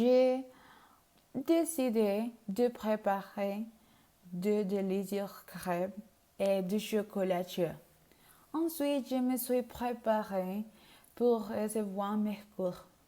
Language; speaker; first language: French; non-native, learner; Spanish